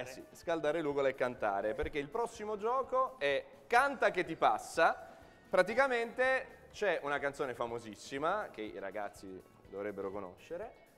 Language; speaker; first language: Italian; native; Italian